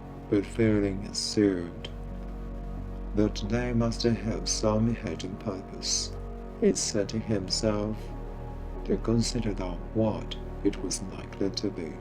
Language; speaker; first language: English; non-native, fluent; Japanese